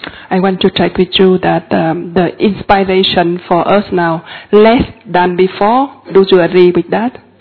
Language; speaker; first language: English; non-native, fluent; Vietnamese